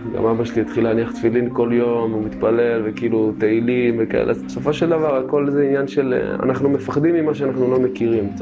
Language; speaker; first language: Hebrew; early bilingual, other home language; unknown